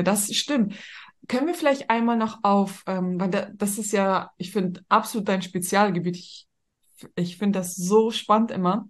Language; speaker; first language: German; native; German